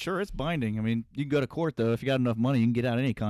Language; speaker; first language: English; native; English